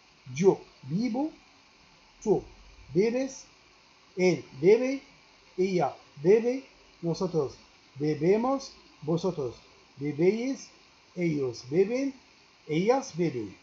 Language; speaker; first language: Spanish; non-native, learner; Arabic